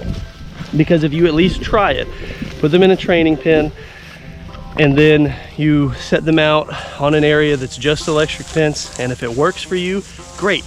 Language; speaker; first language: English; native; English